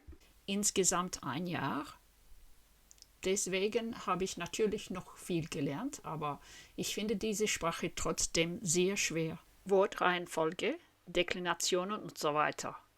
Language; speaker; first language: German; non-native, fluent; English